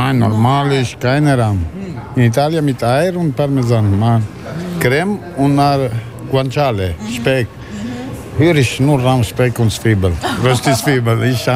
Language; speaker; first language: German; non-native, learner; Italian